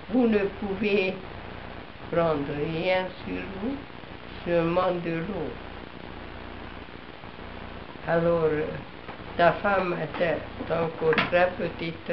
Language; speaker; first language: French; non-native, fluent; Hungarian